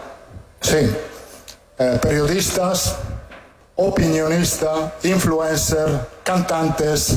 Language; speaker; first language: Portuguese; non-native, fluent; Italian